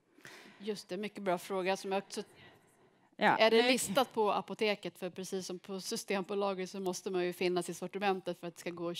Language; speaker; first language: Swedish; native; Swedish